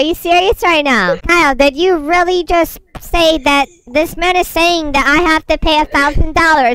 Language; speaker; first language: English; native; English